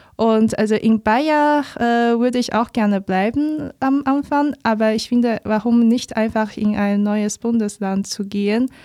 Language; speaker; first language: German; non-native, fluent; Chinese